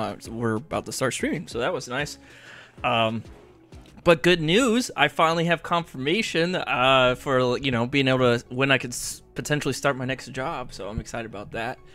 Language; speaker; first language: English; native; English